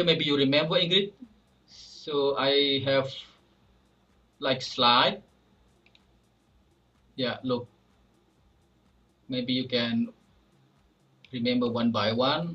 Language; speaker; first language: English; non-native, fluent; Indonesian